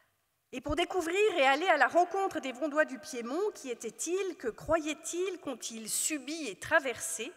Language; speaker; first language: French; native; French